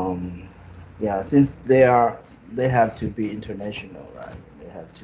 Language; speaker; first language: English; non-native, fluent; Chinese